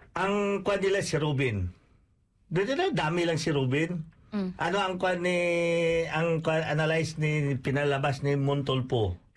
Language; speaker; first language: Filipino; non-native, local second language; Cebuano